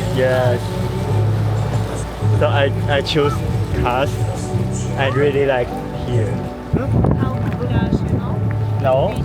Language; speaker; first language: English; non-native, learner; Chinese